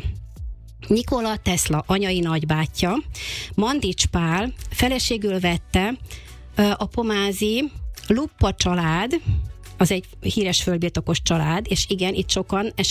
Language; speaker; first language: Hungarian; native; Hungarian